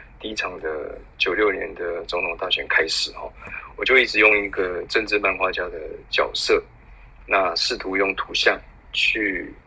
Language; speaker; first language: Chinese; native; Chinese